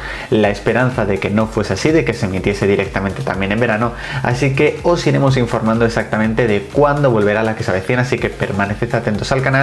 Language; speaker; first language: Spanish; native; Spanish